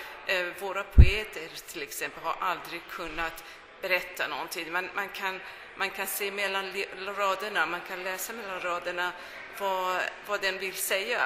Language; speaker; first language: Swedish; non-native, fluent; Persian